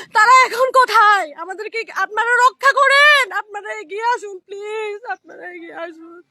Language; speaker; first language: Bangla; non-native, local second language; Chakma